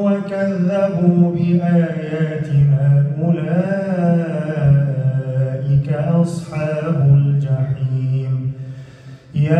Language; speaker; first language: Arabic; native; Arabic